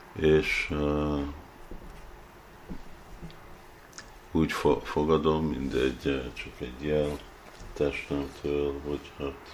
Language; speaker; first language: Hungarian; early bilingual, heritage; Hungarian